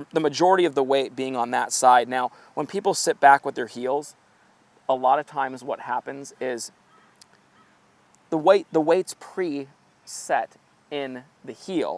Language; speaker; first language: English; native; English